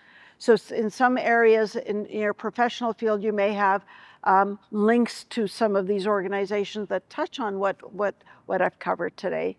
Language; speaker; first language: English; early bilingual, other home language; Ukrainian